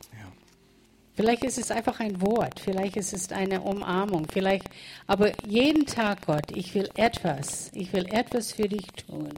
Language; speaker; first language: German; non-native, fluent; English